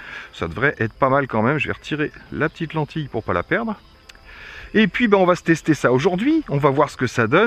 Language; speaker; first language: French; native; French